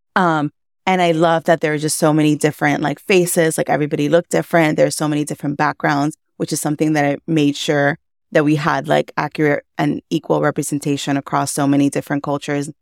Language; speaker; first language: English; early bilingual, other home language; Spanish